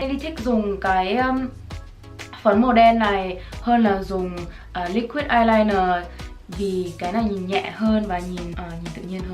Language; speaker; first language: Vietnamese; early bilingual, heritage; Vietnamese